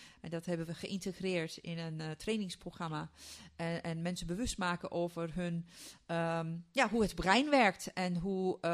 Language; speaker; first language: Dutch; non-native, fluent; Turkish